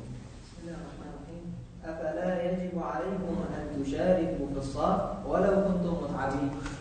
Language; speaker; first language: Arabic; non-native, learner; Persian